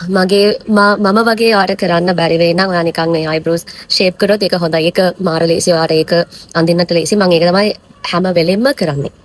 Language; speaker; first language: Sinhala; non-native, local second language; Tamil